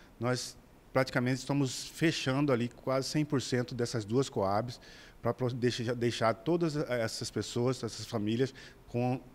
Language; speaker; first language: Portuguese; native; Portuguese